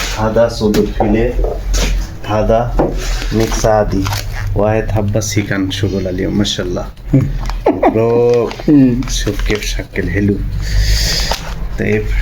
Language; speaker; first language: Arabic; non-native, learner; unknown